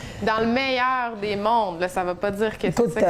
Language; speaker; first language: French; native; French